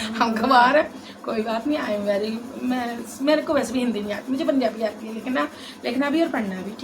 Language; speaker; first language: Hindi; native; Hindi